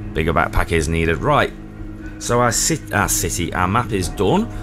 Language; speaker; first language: English; native; English